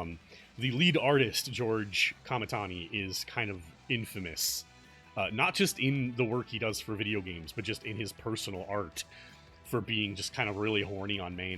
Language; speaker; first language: English; native; English